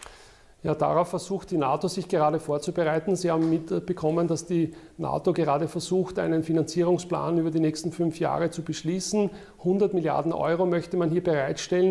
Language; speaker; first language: German; native; German